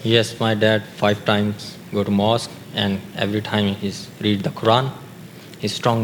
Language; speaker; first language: English; non-native, learner; Urdu